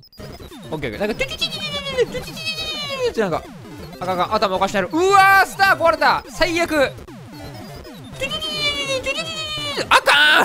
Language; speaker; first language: Japanese; native; Japanese